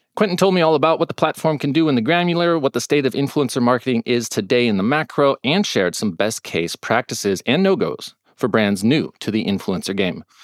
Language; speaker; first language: English; native; English